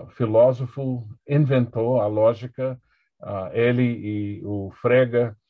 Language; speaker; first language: Portuguese; non-native, fluent; English